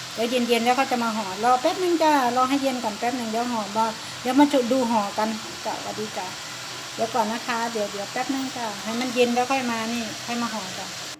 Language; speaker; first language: Thai; native; Thai